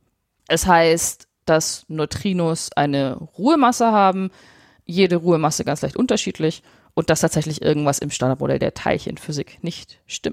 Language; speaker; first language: German; native; German